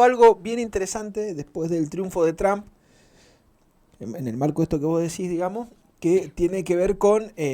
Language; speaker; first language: Spanish; native; Spanish